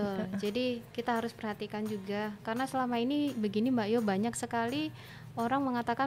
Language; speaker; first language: Indonesian; native; Indonesian